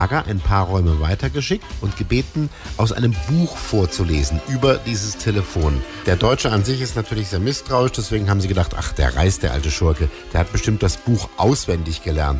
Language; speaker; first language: German; native; German